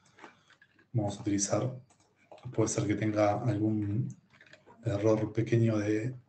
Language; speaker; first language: Spanish; native; Spanish